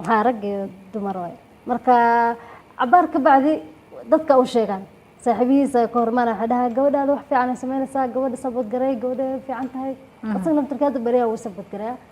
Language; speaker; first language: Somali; early bilingual, heritage; Somali